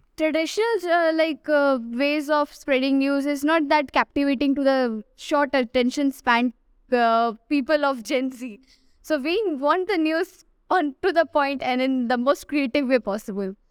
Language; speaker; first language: English; non-native, local second language; Hindi